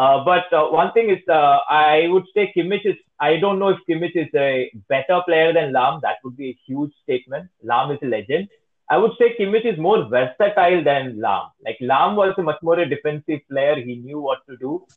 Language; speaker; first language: English; non-native, local second language; Malayalam